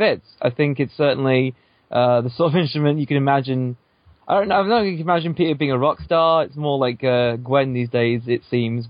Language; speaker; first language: English; native; English